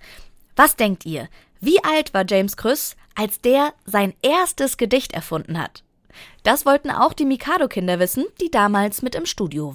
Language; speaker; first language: German; native; German